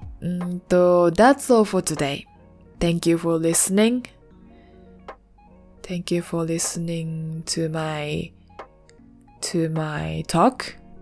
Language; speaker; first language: English; non-native, learner; Japanese